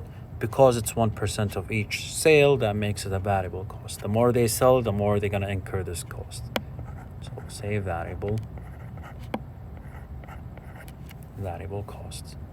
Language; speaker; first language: English; non-native, fluent; Arabic